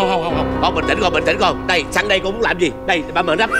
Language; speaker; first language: Vietnamese; native; Vietnamese